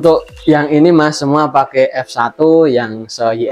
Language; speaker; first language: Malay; non-native, local second language; Javanese